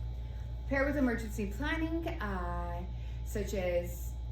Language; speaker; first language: English; native; English